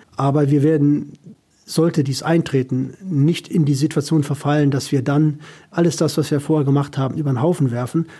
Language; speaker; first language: German; native; German